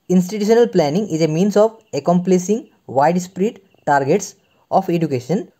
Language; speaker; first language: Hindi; non-native, local second language; Assamese